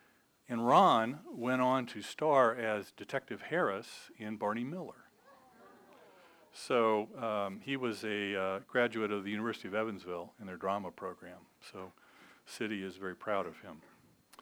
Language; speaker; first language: English; native; English